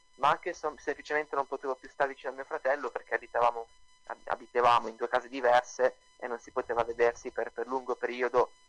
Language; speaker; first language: Italian; native; Italian